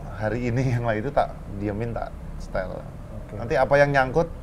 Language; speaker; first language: Indonesian; native; Indonesian